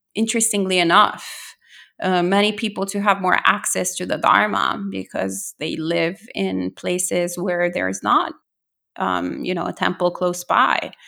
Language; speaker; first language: English; non-native, fluent; Italian